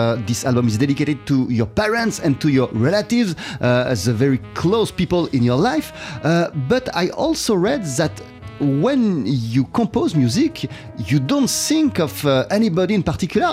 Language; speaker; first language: English; non-native, fluent; French